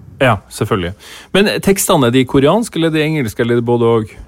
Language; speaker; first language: Norwegian; native; Norwegian